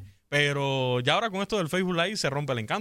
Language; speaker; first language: Spanish; native; Spanish